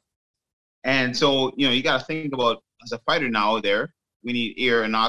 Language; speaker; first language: English; native; English